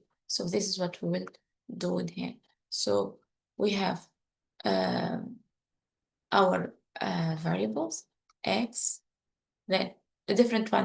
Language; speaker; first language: English; non-native, fluent; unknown